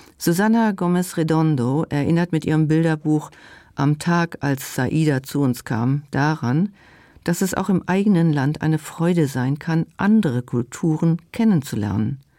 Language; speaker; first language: German; non-native, local second language; Luxembourgish